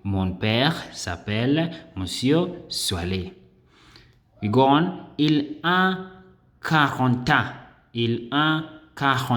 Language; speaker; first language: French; non-native, learner; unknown